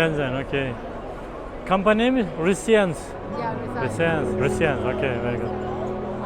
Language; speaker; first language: English; non-native, learner; Turkish